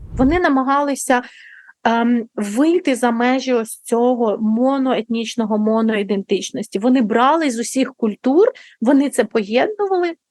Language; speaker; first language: Ukrainian; native; Ukrainian